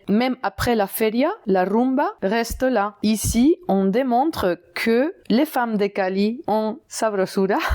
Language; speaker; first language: French; non-native, fluent; Spanish